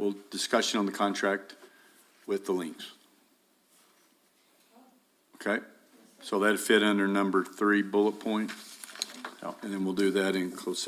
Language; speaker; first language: English; native; English